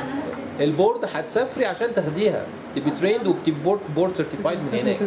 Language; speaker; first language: Arabic; native; Arabic